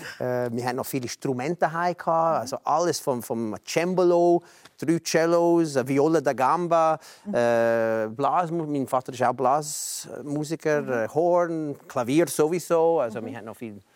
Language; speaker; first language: German; non-native, fluent; English